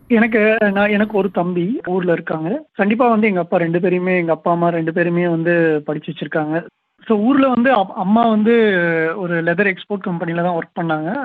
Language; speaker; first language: Tamil; native; Tamil